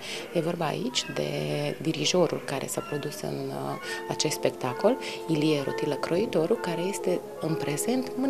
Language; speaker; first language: Romanian; native; Romanian